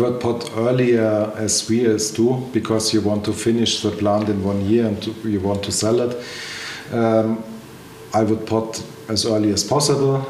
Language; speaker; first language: English; non-native, learner; German